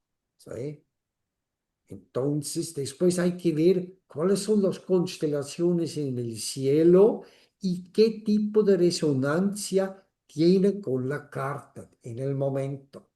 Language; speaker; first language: Spanish; non-native, fluent; German